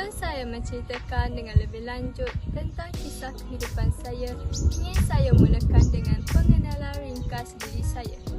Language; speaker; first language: Malay; native; Malay